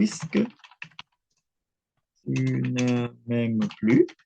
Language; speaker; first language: French; non-native, fluent; Indonesian